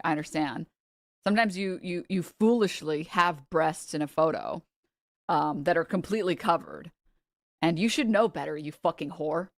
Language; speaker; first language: English; native; English